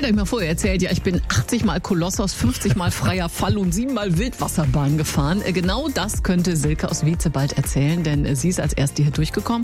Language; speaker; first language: German; native; German